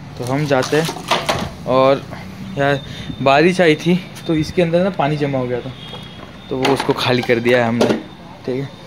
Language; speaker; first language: Hindi; non-native, local second language; Marathi